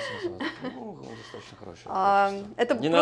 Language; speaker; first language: Russian; non-native, learner; English